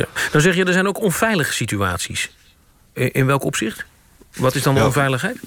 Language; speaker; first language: Dutch; native; Dutch